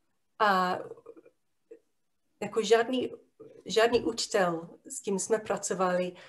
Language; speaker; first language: Czech; non-native, fluent; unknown